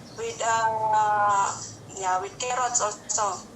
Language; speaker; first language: English; non-native, learner; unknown